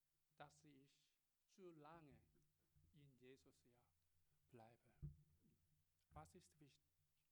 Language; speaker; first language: German; non-native, learner; Korean